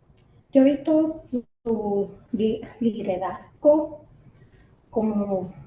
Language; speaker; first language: Spanish; early bilingual, heritage; Spanish